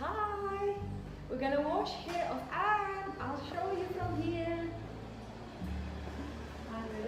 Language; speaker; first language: English; non-native, fluent; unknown